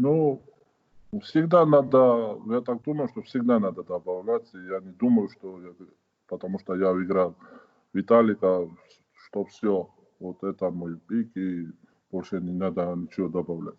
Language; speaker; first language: Russian; non-native, fluent; Georgian